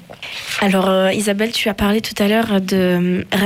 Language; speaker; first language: French; native; French